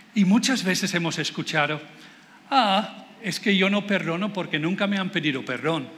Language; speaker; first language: Spanish; non-native, fluent; Dutch